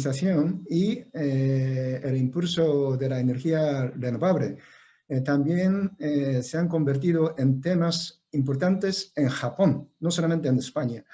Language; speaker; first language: Spanish; non-native, fluent; Japanese